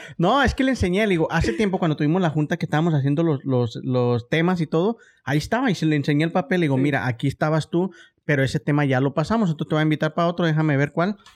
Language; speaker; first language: Spanish; native; Spanish